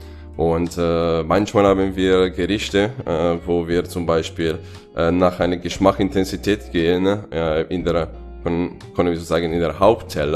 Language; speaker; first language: German; non-native, fluent; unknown